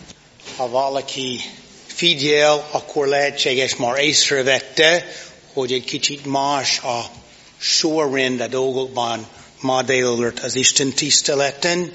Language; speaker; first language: Hungarian; non-native, fluent; English